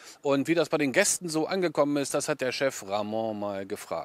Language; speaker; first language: German; native; German